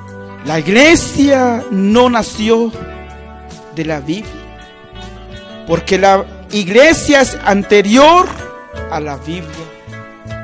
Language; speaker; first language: Spanish; non-native, local second language; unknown